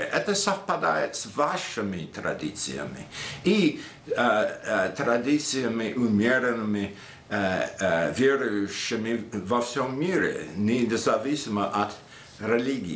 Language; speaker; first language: Russian; non-native, fluent; English